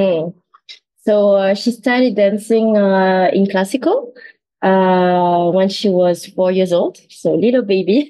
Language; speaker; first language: English; non-native, fluent; French